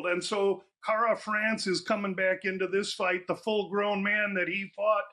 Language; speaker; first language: English; native; English